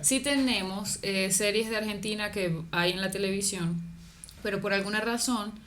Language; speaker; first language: Spanish; native; Spanish